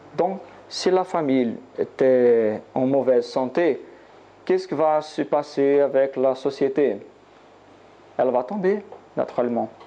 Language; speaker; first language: French; non-native, learner; Portuguese